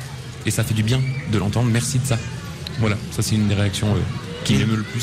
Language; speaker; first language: French; native; French